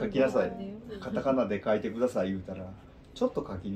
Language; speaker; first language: Japanese; non-native, learner; Korean